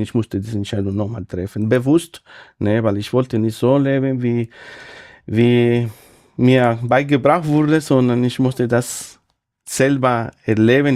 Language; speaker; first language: German; non-native, fluent; Spanish